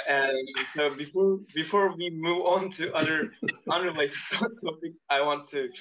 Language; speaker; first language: English; non-native, fluent; Turkish